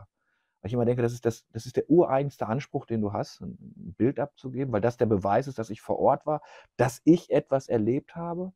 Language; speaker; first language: German; native; German